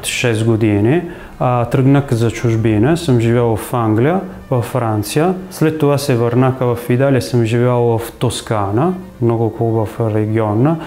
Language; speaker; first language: Bulgarian; non-native, fluent; Italian